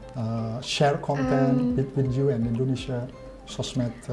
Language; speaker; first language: English; non-native, fluent; Indonesian